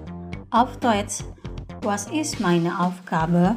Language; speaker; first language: German; non-native, fluent; Indonesian